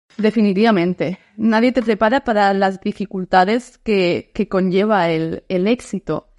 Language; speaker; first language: Spanish; non-native, fluent; Dutch